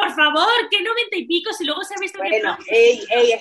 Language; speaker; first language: Spanish; native; Spanish